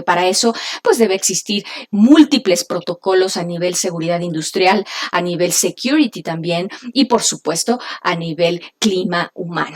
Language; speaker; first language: Spanish; native; Spanish